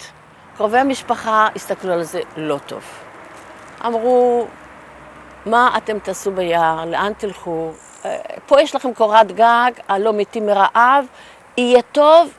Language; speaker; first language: Hebrew; non-native, fluent; Yiddish